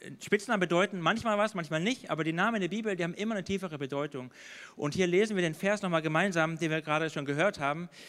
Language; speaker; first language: German; native; German